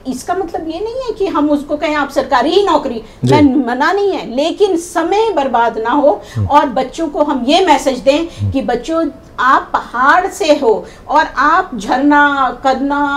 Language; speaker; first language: Hindi; native; Hindi